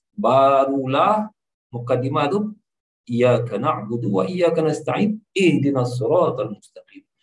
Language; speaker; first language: Malay; native; Malay